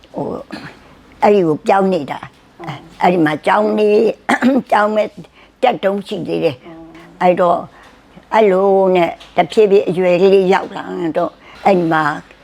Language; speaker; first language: Burmese; native; Burmese